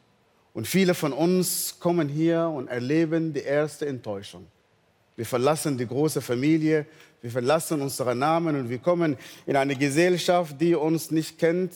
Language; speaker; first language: German; non-native, fluent; Arabic